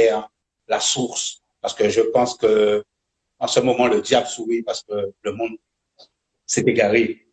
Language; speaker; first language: French; native; French